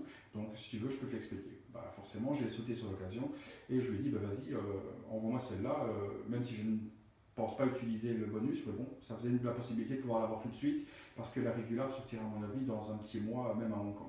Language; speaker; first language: French; native; French